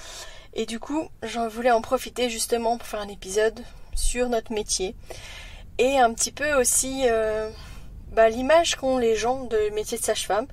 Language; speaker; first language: French; native; French